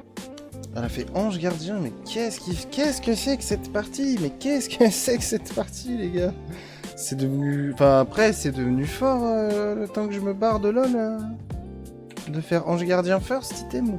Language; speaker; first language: French; native; French